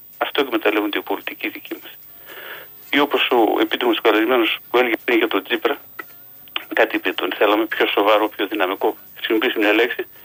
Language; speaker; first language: Greek; native; Greek